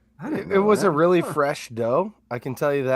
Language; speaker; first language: English; native; English